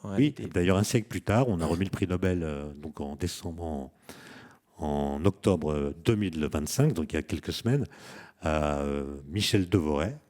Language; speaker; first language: French; native; French